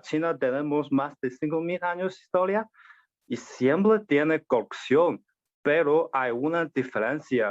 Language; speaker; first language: Spanish; non-native, learner; Chinese